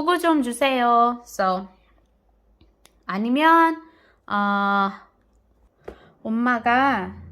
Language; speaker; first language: Korean; non-native, fluent; Filipino